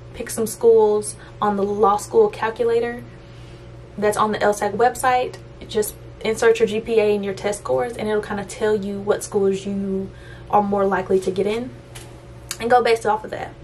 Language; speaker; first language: English; native; English